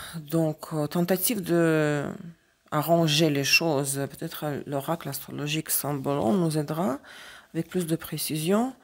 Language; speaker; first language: French; non-native, fluent; Russian